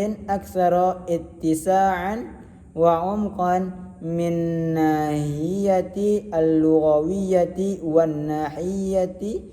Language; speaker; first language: Arabic; non-native, learner; Indonesian